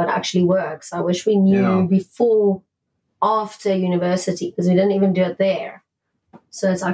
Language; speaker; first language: English; non-native, local second language; Afrikaans